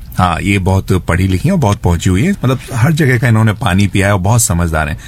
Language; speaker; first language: Hindi; native; Hindi